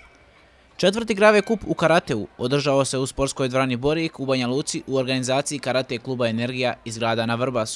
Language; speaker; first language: Serbian; native; Serbian